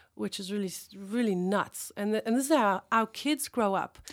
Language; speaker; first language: English; early bilingual, other home language; Hebrew